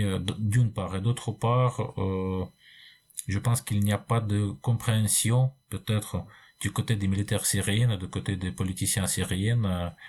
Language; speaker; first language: French; non-native, fluent; Russian